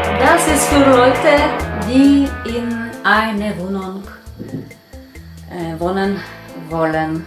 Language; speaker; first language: German; non-native, learner; Russian